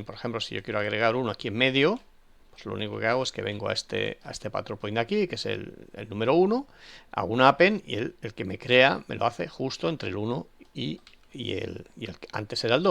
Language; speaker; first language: Spanish; native; Spanish